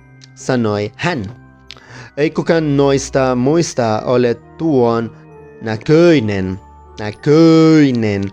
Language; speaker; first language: Finnish; non-native, learner; Spanish